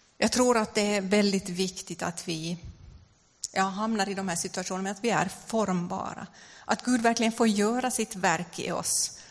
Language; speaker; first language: Swedish; native; Swedish